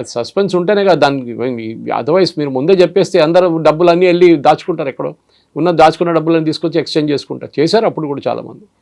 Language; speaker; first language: Telugu; non-native, fluent; Malayalam